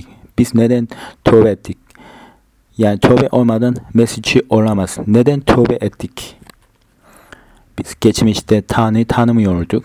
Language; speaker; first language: Turkish; non-native, fluent; Korean